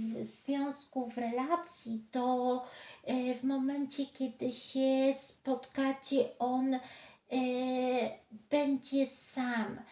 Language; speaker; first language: Polish; native; Polish